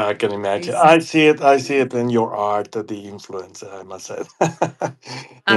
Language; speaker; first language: English; non-native, fluent; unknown